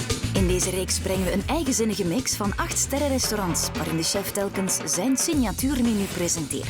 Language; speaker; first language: Dutch; native; Dutch